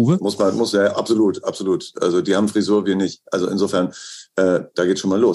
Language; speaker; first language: German; native; German